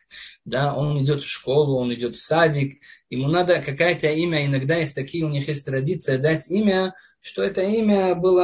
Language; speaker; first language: Russian; non-native, fluent; Hebrew